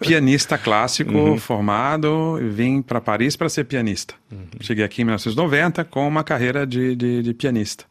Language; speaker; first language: Portuguese; native; Portuguese